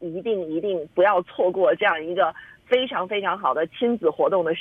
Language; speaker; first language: Chinese; native; Chinese